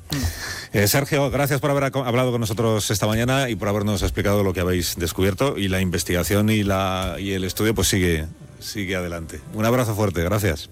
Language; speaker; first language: Spanish; native; Spanish